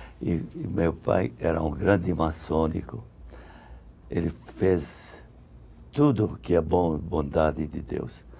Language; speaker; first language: Portuguese; non-native, fluent; Arabic